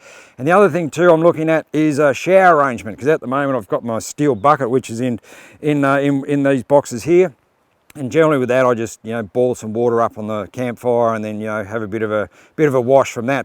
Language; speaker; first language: English; native; English